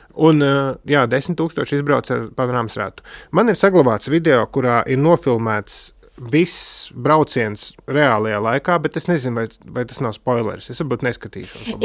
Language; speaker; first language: Latvian; native; Latvian